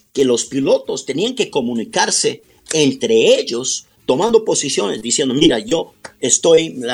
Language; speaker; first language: Spanish; early bilingual, heritage; Spanish